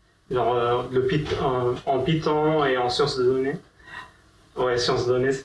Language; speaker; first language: French; non-native, fluent; Arabic